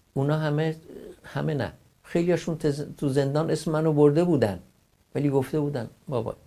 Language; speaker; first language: Persian; non-native, local second language; Kurdish